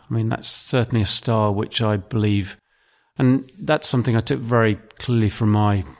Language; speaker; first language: English; native; English